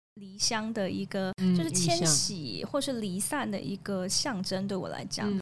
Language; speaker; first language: Chinese; non-native, local second language; Cantonese